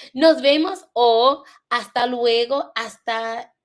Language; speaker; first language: Spanish; non-native, learner; English